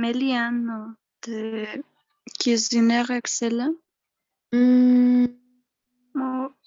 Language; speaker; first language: French; non-native, learner; Spanish